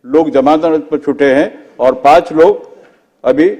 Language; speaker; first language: Hindi; non-native, local second language; Marathi